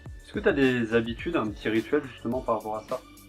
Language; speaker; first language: French; native; French